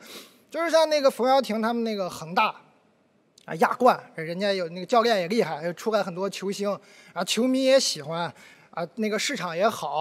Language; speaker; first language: Chinese; native; Chinese